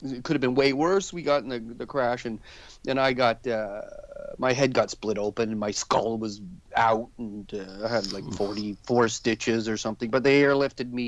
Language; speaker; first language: English; native; English